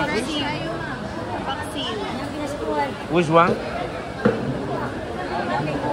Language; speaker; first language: English; non-native, learner; Spanish